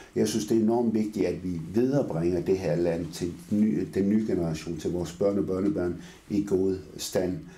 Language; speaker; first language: Danish; early bilingual, other home language; Arabic